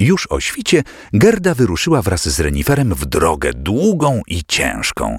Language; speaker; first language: Polish; native; Polish